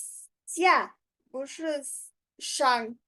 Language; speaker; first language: Chinese; non-native, learner; Romanian